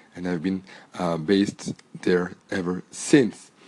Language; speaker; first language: English; non-native, fluent; French